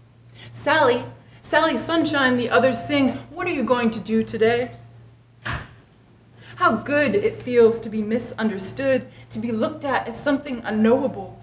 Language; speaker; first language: English; native; English